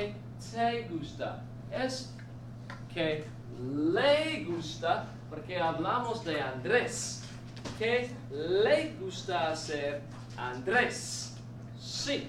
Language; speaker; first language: Spanish; non-native, fluent; English